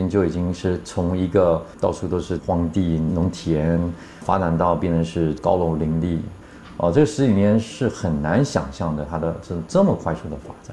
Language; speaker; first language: Chinese; native; Chinese